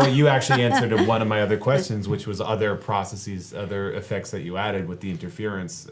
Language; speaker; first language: English; native; English